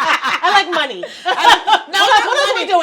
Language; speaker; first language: English; native; English